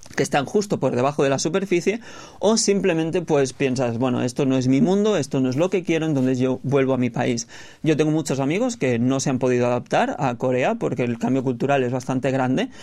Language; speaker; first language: Spanish; native; Spanish